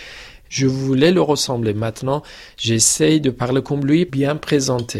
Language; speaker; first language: French; non-native, fluent; Persian